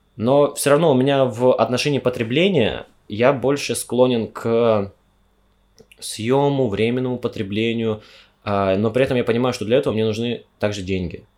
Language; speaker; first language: Russian; native; Russian